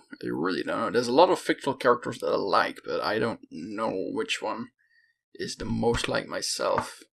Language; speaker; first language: English; non-native, fluent; Dutch